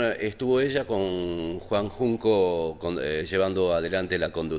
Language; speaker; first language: Spanish; native; Spanish